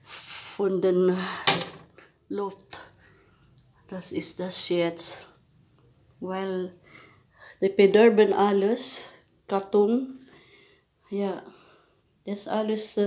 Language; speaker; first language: German; non-native, learner; Filipino